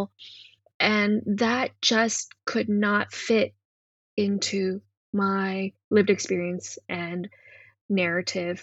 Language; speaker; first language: English; non-native, local second language; Cantonese